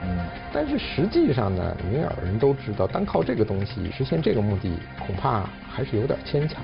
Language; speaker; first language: Chinese; native; Chinese